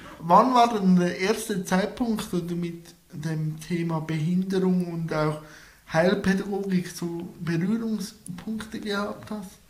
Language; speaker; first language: German; native; German